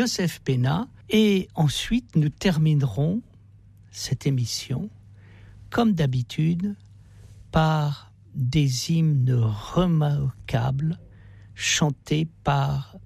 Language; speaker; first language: French; native; French